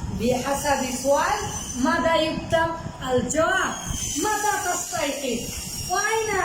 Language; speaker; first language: Arabic; non-native, fluent; Bangla